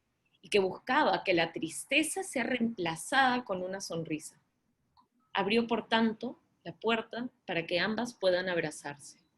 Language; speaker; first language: Spanish; native; Spanish